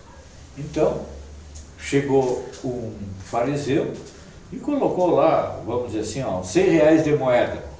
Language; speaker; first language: Portuguese; native; Portuguese